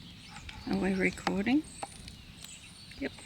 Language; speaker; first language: English; native; English